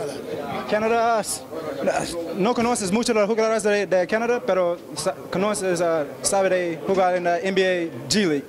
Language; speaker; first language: Spanish; early bilingual, heritage; English